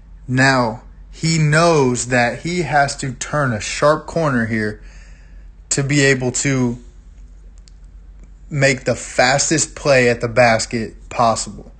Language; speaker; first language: English; native; English